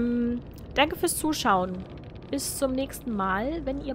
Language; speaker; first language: German; native; German